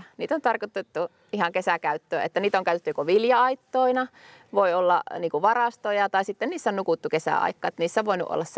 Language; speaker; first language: Finnish; native; Finnish